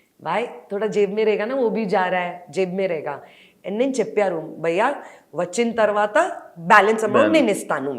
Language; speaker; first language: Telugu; non-native, local second language; Hindi